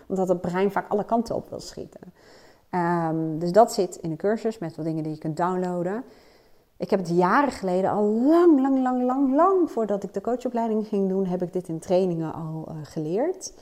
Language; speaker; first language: Dutch; native; Dutch